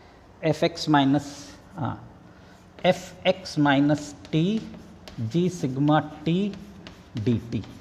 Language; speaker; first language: Hindi; native; Hindi